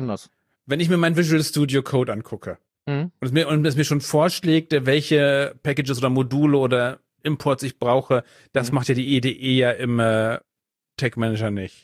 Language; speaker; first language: German; native; German